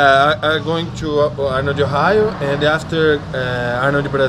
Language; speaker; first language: English; non-native, learner; Portuguese